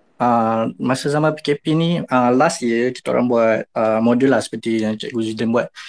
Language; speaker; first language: Malay; native; Malay